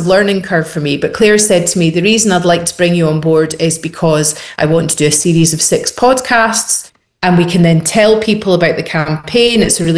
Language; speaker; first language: English; native; English